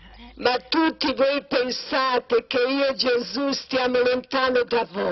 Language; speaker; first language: Italian; non-native, learner; Croatian